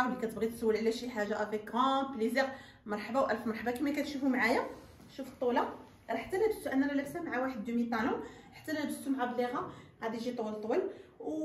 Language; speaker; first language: Arabic; native; Arabic